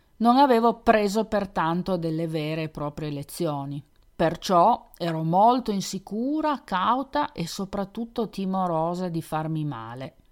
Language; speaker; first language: Italian; native; Italian